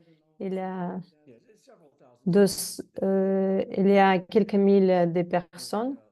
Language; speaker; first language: French; non-native, fluent; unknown